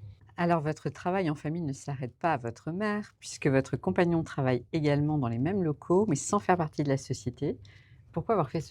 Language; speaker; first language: French; native; French